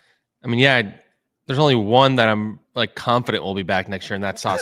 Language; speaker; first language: English; native; English